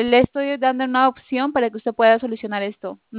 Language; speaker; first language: Spanish; native; Spanish